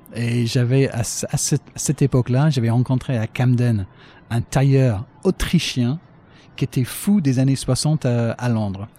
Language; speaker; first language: French; non-native, fluent; English